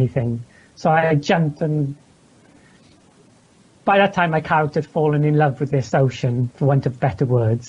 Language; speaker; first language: English; native; English